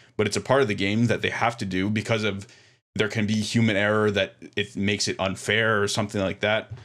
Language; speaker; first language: English; native; English